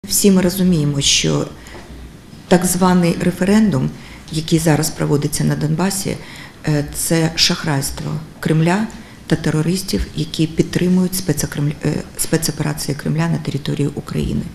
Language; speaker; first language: Ukrainian; non-native, local second language; Russian